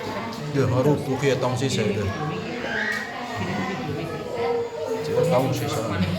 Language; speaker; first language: Indonesian; native; Indonesian